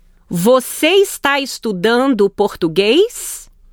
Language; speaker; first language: Portuguese; native; Portuguese